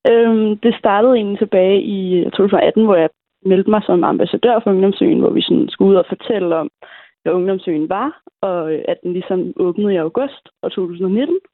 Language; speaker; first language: Danish; native; Danish